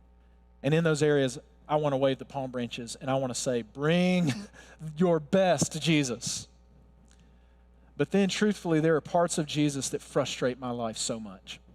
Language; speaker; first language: English; native; English